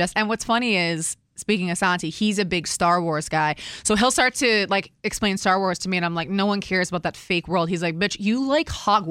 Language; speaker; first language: English; native; English